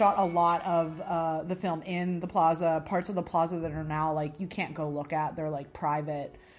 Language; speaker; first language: English; native; English